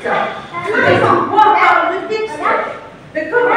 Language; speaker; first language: French; non-native, local second language; Arabic